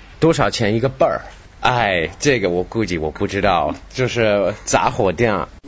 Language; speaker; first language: Chinese; non-native, fluent; English